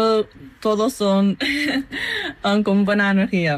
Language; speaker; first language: Spanish; non-native, learner; English